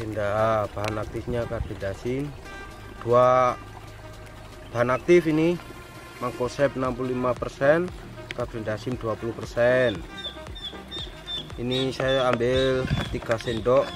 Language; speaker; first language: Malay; non-native, local second language; Javanese